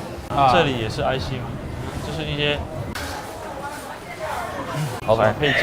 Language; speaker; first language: Chinese; native; Chinese